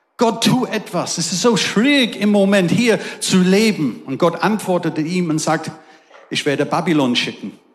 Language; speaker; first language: German; non-native, fluent; English